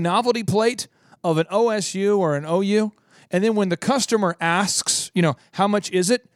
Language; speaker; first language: English; native; English